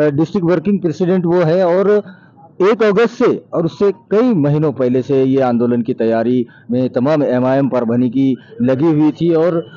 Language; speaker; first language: Urdu; native; Urdu